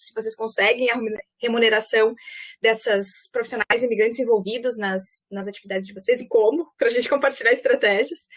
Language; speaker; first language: Portuguese; native; Portuguese